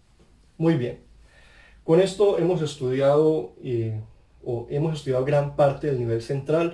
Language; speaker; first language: Spanish; native; Spanish